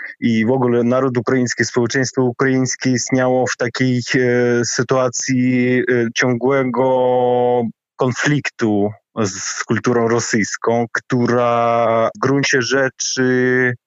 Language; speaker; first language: Polish; non-native, fluent; Ukrainian